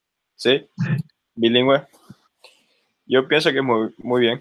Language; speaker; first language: Spanish; early bilingual, other home language; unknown